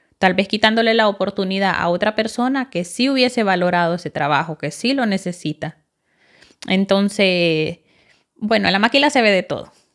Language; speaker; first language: Spanish; native; Spanish